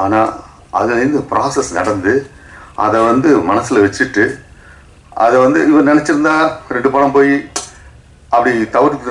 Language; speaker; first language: Tamil; native; Tamil